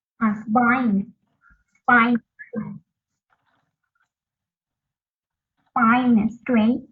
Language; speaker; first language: English; non-native, learner; Vietnamese